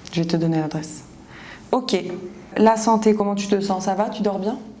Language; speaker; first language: French; native; French